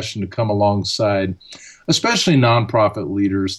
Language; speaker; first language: English; early bilingual, other home language; German